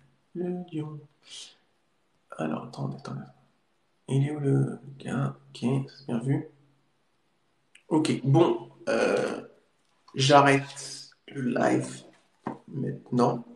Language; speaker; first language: French; native; French